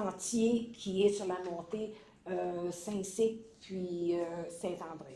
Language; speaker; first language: French; native; French